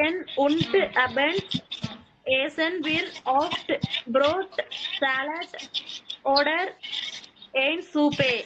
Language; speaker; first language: German; non-native, learner; Tamil